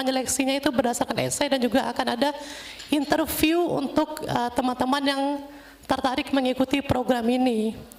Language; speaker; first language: Indonesian; native; Indonesian